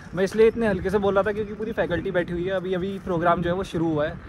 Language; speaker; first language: Hindi; native; Hindi